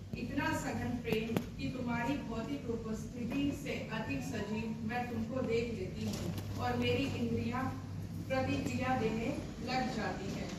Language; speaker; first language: Hindi; non-native, local second language; Punjabi